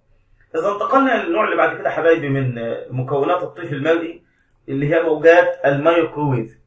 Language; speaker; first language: Arabic; native; Arabic